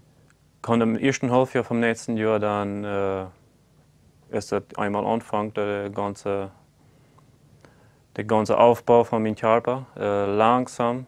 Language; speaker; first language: German; non-native, local second language; Plautdietsch